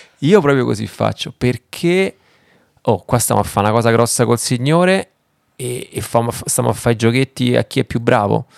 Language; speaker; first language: Italian; native; Italian